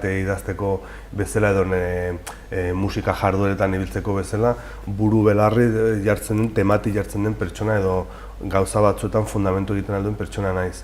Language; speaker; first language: Basque; non-native, local second language; Spanish